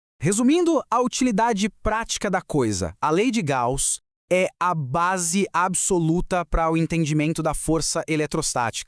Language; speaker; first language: Portuguese; native; Portuguese